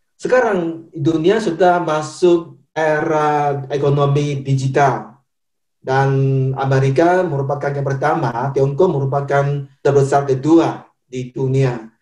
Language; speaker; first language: Indonesian; non-native, fluent; Chinese